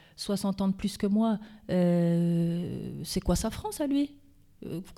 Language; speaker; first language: French; native; French